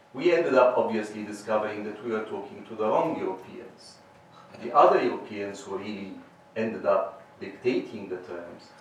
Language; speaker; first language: English; non-native, fluent; Arabic